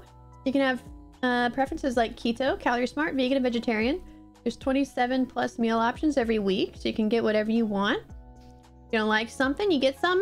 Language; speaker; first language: English; native; English